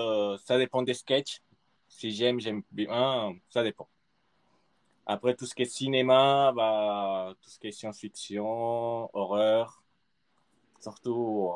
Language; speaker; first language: French; early bilingual, other home language; Spanish